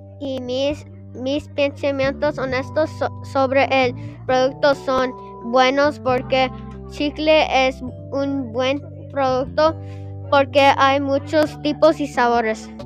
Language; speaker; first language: Spanish; non-native, learner; English